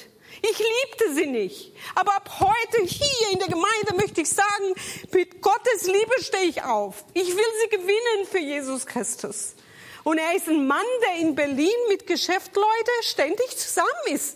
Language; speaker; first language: German; non-native, fluent; Portuguese